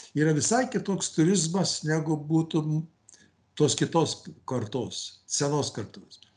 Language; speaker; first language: Lithuanian; early bilingual, heritage; Lithuanian